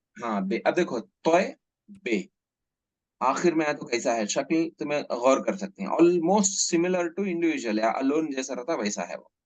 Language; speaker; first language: Hindi; non-native, local second language; Urdu